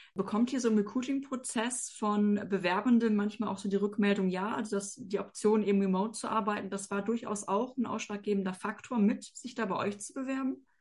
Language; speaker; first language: German; native; German